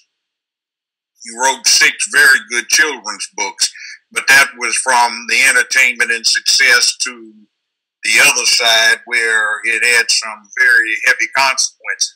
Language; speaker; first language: English; native; English